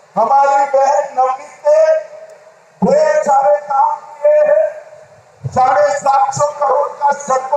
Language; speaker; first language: Hindi; non-native, local second language; Gujarati